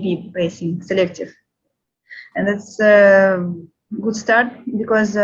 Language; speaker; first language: English; non-native, learner; Russian